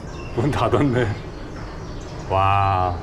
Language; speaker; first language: Korean; native; Korean